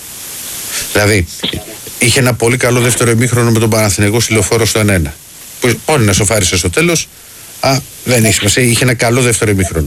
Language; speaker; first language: Greek; native; Greek